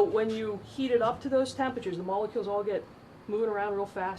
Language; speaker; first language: English; native; English